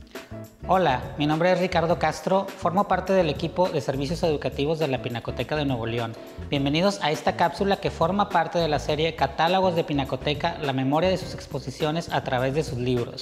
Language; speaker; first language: Spanish; native; Spanish